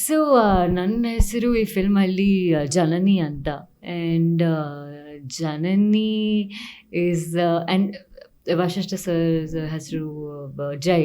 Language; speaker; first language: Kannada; non-native, learner; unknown